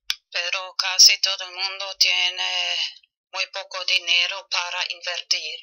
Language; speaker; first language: Spanish; non-native, fluent; German